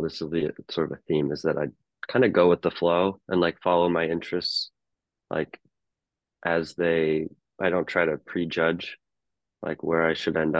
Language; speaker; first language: English; native; English